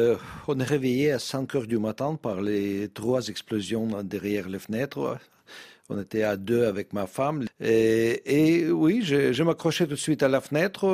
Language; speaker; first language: French; non-native, fluent; Russian